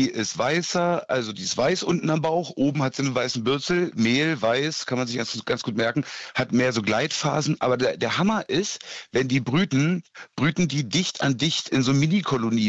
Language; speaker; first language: German; native; German